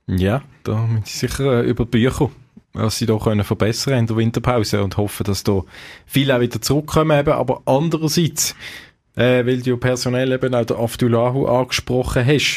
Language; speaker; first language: German; native; German